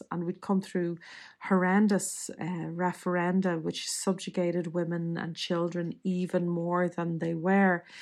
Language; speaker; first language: English; native; English